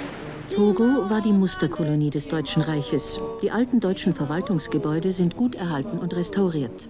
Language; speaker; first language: German; native; German